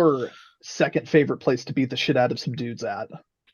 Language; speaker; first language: English; native; English